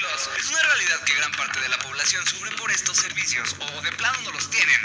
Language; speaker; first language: Spanish; native; Spanish